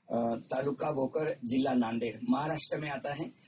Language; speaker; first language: Hindi; non-native, local second language; Marathi